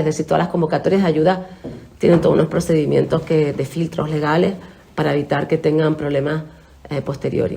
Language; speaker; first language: Spanish; native; Spanish